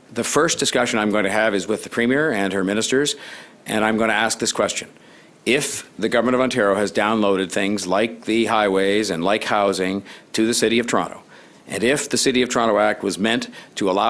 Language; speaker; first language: English; native; English